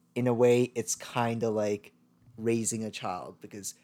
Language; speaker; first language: English; early bilingual, other home language; Tamil